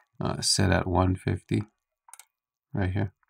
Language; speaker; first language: English; native; English